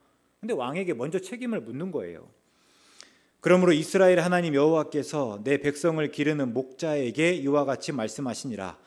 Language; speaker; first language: Korean; native; Korean